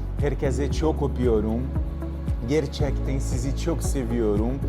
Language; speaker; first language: Turkish; non-native, learner; Portuguese